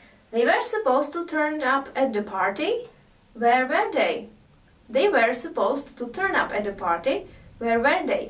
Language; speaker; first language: English; non-native, fluent; Czech